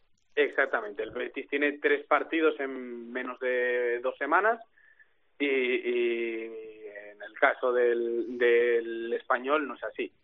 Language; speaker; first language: Spanish; native; Spanish